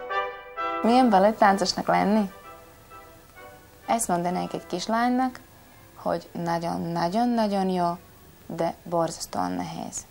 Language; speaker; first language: Hungarian; non-native, fluent; Latvian